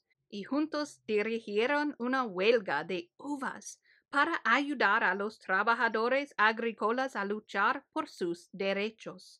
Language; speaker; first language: Spanish; early bilingual, heritage; Spanish